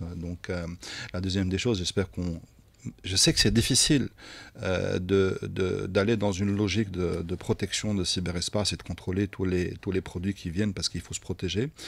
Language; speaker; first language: French; non-native, local second language; Arabic